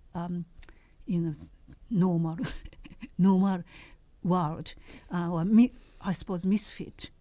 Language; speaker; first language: English; non-native, fluent; Japanese